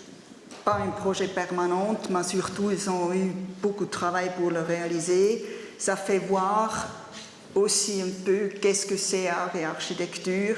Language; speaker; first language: French; non-native, learner; German